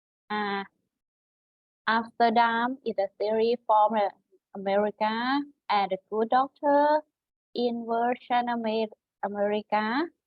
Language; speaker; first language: English; non-native, learner; Thai